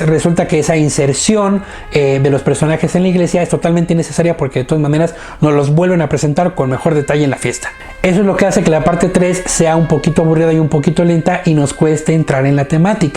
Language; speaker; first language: Spanish; native; Spanish